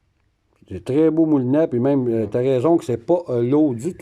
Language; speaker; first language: French; native; French